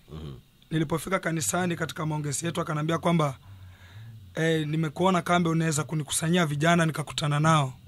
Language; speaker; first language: Swahili; native; Swahili